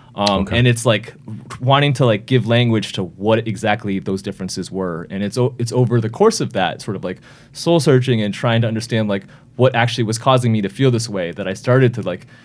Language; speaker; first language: English; native; English